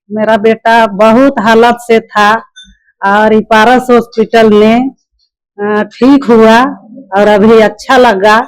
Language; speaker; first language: Hindi; non-native, local second language; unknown